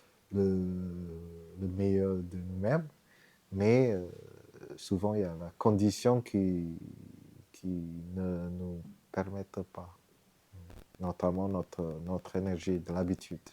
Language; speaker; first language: French; non-native, fluent; Vietnamese